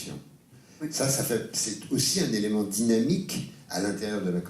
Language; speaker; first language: French; native; French